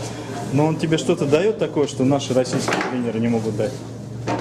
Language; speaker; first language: Russian; native; Russian